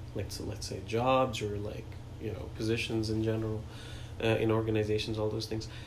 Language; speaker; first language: English; non-native, local second language; Hindi